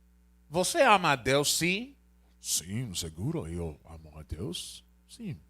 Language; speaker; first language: Portuguese; non-native, learner; Spanish